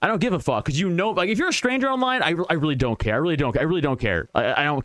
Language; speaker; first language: English; native; English